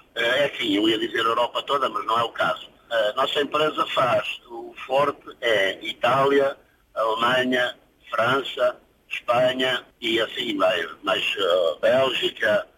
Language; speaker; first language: Portuguese; native; Portuguese